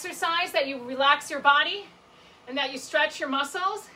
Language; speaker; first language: English; native; English